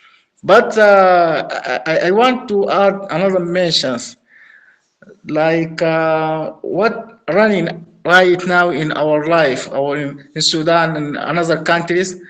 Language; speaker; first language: English; non-native, learner; Arabic